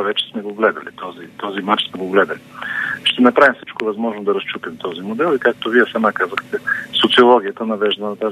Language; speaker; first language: Bulgarian; native; Bulgarian